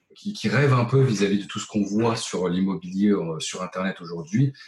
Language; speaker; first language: French; native; French